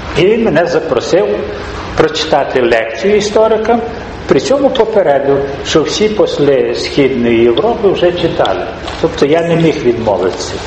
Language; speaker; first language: Ukrainian; native; Ukrainian